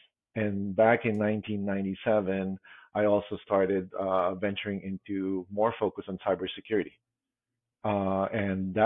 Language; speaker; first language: English; non-native, local second language; Filipino